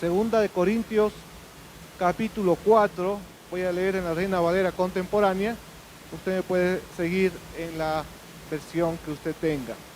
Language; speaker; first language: Spanish; native; Spanish